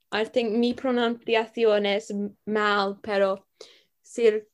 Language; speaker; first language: Spanish; non-native, learner; English